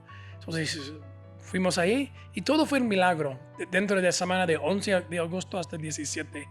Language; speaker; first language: Spanish; non-native, fluent; English